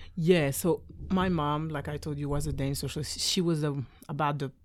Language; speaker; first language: English; non-native, fluent; French